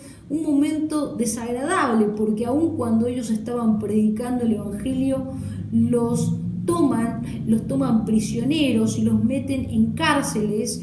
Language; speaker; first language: Spanish; native; Spanish